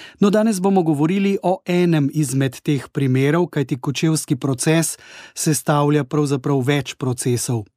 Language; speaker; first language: Slovenian; native; Slovenian